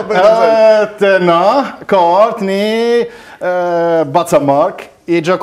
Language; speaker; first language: Albanian; non-native, learner; German